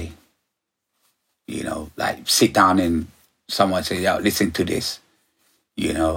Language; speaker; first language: English; early bilingual, other home language; Ga